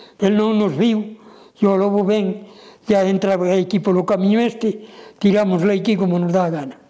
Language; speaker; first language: Galician; native; Galician